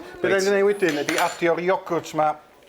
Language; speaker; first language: Welsh; native; Welsh